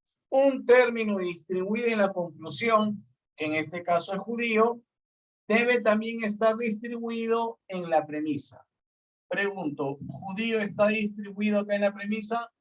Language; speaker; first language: Spanish; native; Spanish